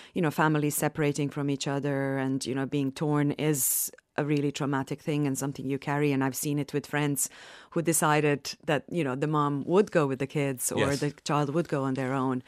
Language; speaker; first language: English; non-native, fluent; Bosnian